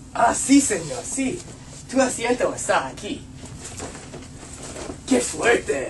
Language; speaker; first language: Spanish; non-native, learner; English